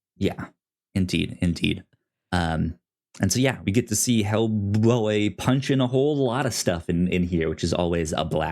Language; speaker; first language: English; native; English